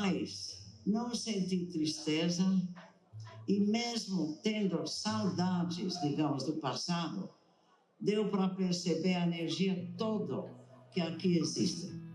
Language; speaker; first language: Portuguese; non-native, fluent; English